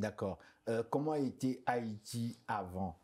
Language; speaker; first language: French; non-native, local second language; Lingala